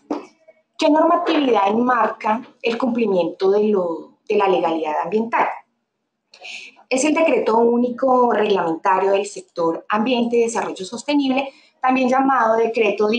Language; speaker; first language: Spanish; native; Spanish